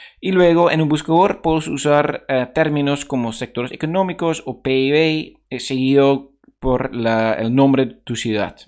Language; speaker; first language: Spanish; non-native, fluent; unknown